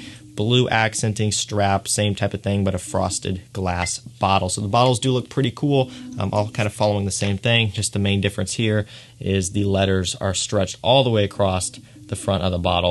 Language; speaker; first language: English; native; English